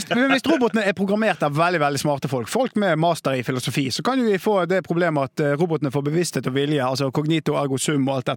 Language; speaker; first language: Norwegian; native; Norwegian